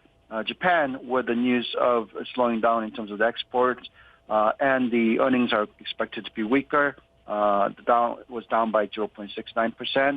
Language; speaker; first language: English; non-native, fluent; Korean